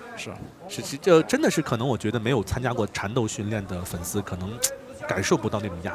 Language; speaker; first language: Chinese; native; Chinese